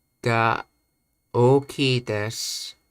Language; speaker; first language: Japanese; non-native, learner; English